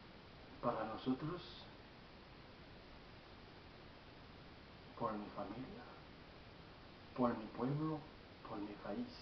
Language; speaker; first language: Spanish; non-native, learner; Haitian Creole